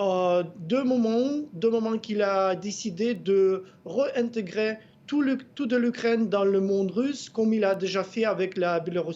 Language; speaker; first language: French; non-native, fluent; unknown